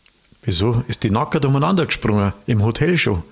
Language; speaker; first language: German; native; German